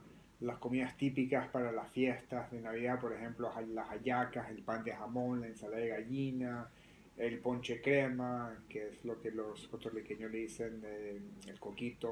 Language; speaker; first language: Spanish; early bilingual, other home language; French